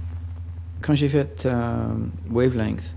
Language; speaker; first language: French; non-native, fluent; English